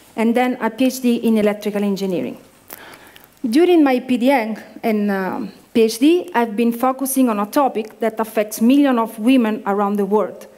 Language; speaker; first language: English; non-native, fluent; Italian